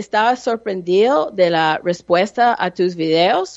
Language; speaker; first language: Spanish; non-native, learner; English